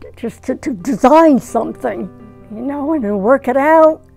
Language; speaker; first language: English; native; English